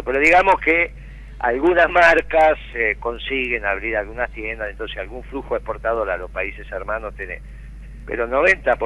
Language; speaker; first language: Spanish; native; Spanish